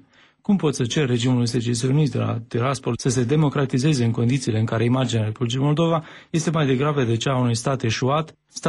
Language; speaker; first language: Romanian; native; Romanian